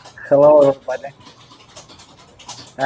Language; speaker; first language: English; non-native, learner; Russian